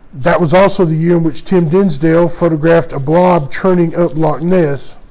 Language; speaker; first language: English; native; English